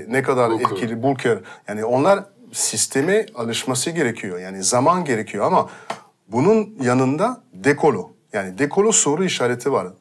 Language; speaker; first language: Turkish; non-native, fluent; French